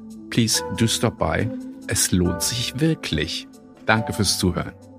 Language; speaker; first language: German; native; German